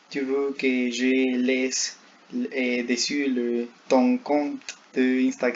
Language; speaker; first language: French; non-native, learner; Spanish